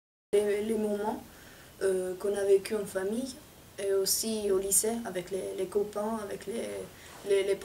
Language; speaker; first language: French; non-native, fluent; Italian